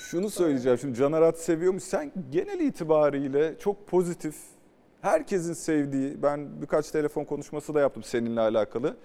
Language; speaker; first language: Turkish; native; Turkish